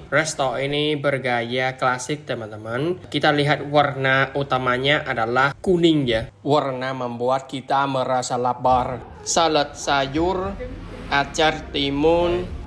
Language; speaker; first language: Indonesian; non-native, learner; Vietnamese